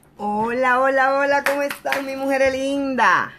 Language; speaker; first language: Spanish; native; Spanish